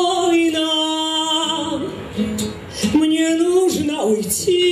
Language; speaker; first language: Russian; native; Russian